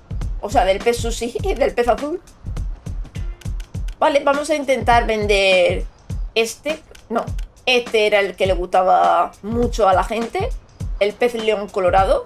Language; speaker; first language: Spanish; native; Spanish